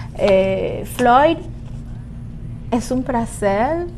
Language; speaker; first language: Spanish; non-native, learner; Haitian Creole